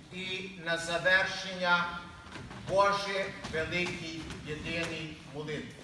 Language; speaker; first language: Ukrainian; native; Ukrainian